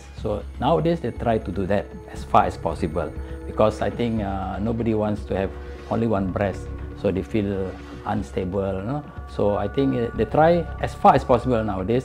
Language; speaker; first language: English; non-native, local second language; Malay